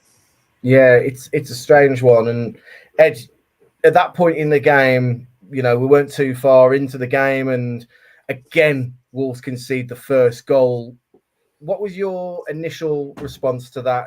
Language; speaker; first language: English; native; English